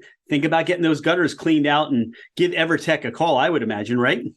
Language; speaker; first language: English; native; English